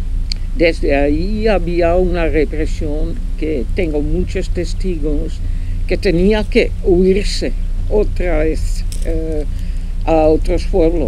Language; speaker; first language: Spanish; non-native, fluent; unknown